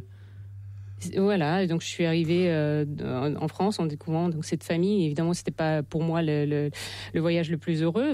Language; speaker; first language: French; non-native, fluent; Russian